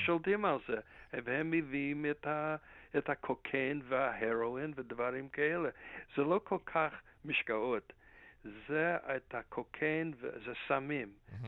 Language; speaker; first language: Hebrew; non-native, fluent; English